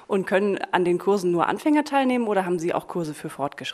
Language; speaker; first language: German; native; German